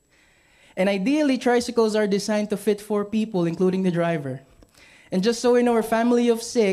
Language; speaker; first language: English; non-native, local second language; Filipino